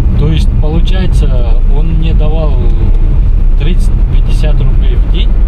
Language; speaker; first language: Russian; non-native, fluent; Uzbek